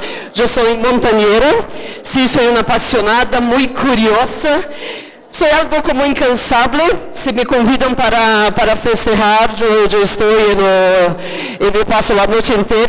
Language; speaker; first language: Spanish; non-native, fluent; Portuguese